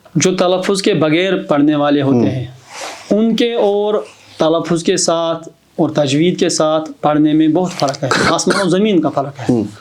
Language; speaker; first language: Urdu; non-native, local second language; Kashmiri